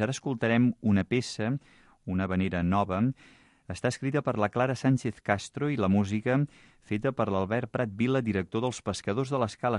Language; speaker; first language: Catalan; native; Catalan